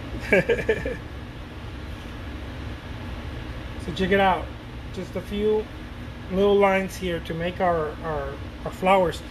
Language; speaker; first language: English; non-native, fluent; Spanish